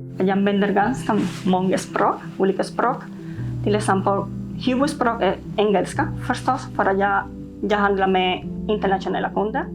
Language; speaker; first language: Swedish; non-native, fluent; Spanish